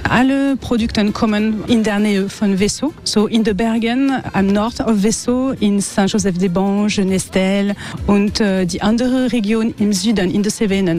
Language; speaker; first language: German; non-native, learner; French